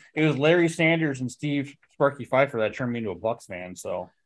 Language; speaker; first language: English; native; English